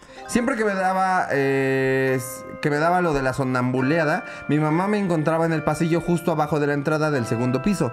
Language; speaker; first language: Spanish; native; Spanish